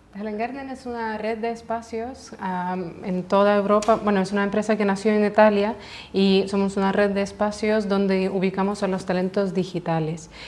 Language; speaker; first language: Spanish; non-native, fluent; Russian